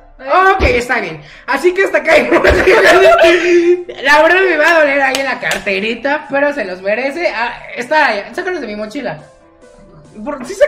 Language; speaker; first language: Spanish; native; Spanish